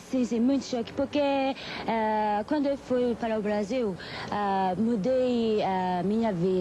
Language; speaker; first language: Portuguese; non-native, learner; Japanese